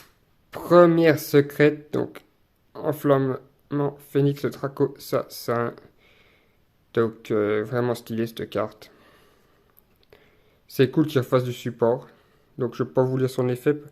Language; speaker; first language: French; native; French